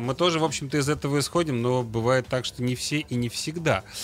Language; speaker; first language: Russian; native; Russian